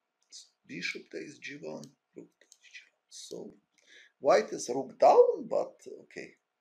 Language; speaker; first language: English; non-native, fluent; Ukrainian